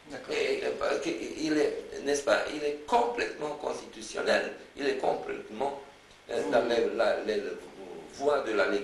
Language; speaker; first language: French; non-native, fluent; Romanian